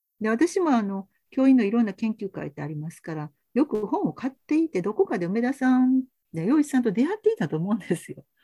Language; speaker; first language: Japanese; native; Japanese